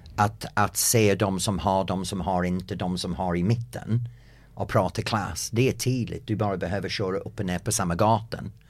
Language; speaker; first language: Swedish; non-native, fluent; English